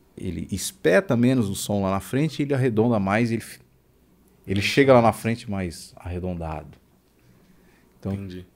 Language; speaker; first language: Portuguese; native; Portuguese